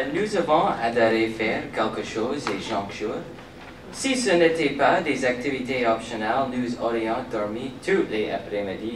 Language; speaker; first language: French; non-native, local second language; English